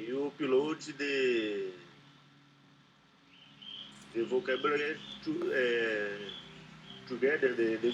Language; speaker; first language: English; non-native, learner; Portuguese